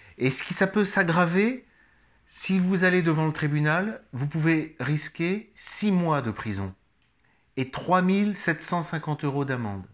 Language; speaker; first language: French; native; French